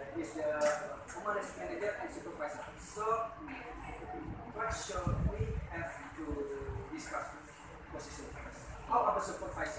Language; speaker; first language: English; non-native, learner; Indonesian